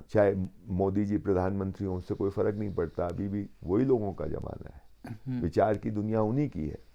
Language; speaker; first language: Hindi; native; Hindi